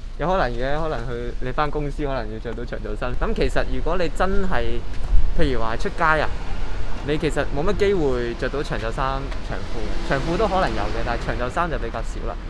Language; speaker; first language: Cantonese; native; Cantonese